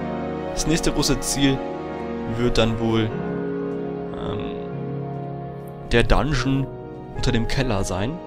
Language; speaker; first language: German; native; German